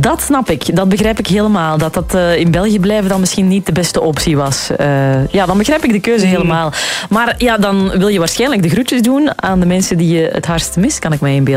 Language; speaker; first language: Dutch; native; Dutch